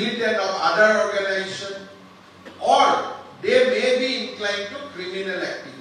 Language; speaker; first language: English; non-native, local second language; Assamese